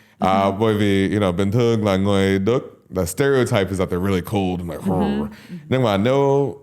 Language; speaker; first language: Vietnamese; non-native, learner; English